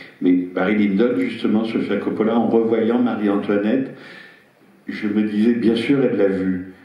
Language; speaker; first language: French; native; French